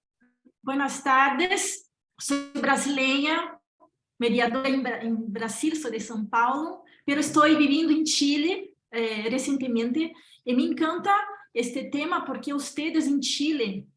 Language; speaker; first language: Spanish; non-native, fluent; Portuguese